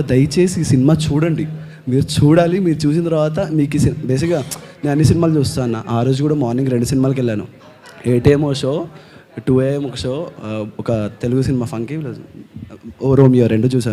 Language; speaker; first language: Telugu; native; Telugu